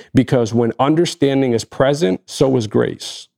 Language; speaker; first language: English; non-native, fluent; Arabic